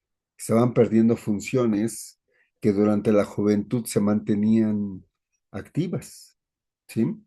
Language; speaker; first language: Spanish; native; Spanish